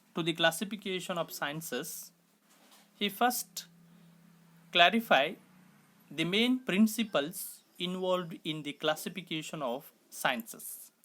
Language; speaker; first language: English; non-native, local second language; Kannada